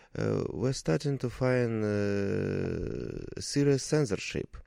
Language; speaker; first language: English; non-native, learner; Russian